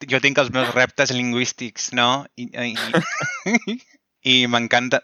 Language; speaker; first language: Catalan; non-native, fluent; English